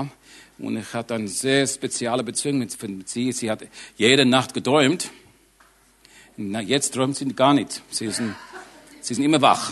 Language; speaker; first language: German; non-native, learner; English